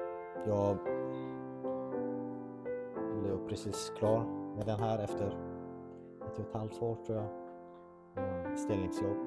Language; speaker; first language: Swedish; non-native, fluent; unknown